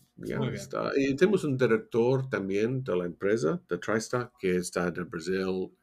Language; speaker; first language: Spanish; non-native, learner; English